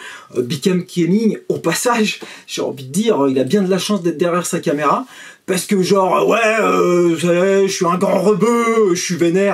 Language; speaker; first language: French; native; French